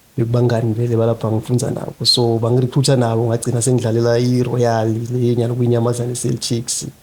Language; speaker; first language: Zulu; non-native, local second language; Swati